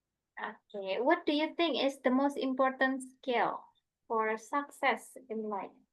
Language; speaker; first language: English; non-native, fluent; Indonesian